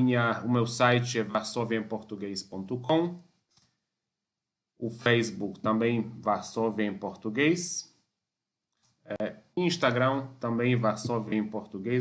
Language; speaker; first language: Portuguese; non-native, fluent; Polish